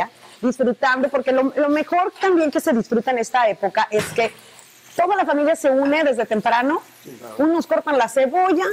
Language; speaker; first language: Spanish; native; Spanish